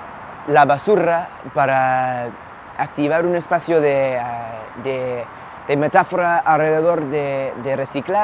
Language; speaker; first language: Spanish; non-native, fluent; English